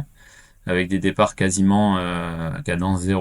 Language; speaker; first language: French; native; French